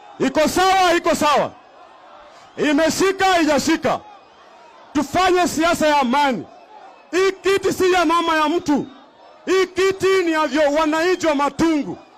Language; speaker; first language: Swahili; non-native, local second language; Luyia